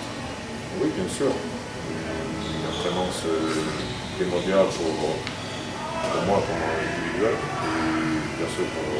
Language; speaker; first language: French; non-native, fluent; Croatian